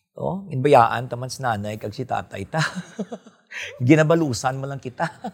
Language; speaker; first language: English; non-native, local second language; Hiligaynon